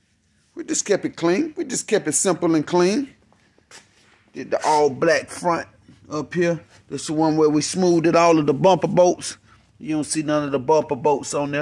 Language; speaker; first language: English; native; English